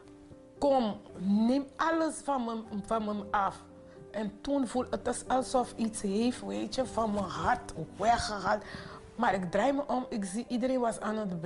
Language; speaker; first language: Dutch; non-native, local second language; Papiamento